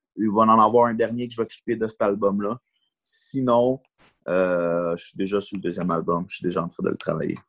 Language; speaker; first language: French; native; French